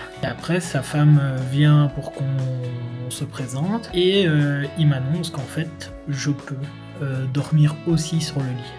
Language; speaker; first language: French; native; French